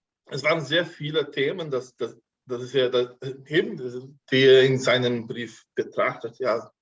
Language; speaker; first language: German; non-native, fluent; Portuguese